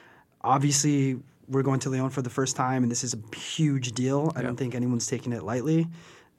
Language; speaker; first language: English; native; English